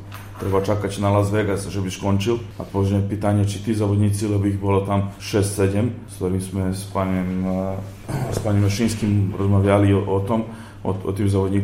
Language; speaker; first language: Polish; non-native, fluent; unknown